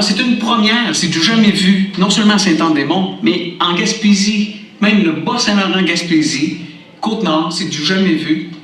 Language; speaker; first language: French; native; French